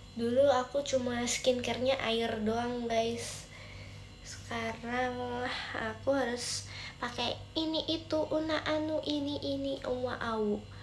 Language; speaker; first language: Indonesian; native; Indonesian